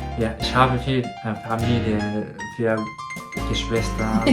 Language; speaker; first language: German; non-native, learner; Japanese